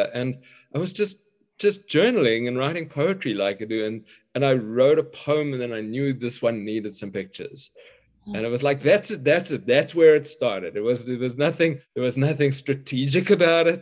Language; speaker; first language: English; native; English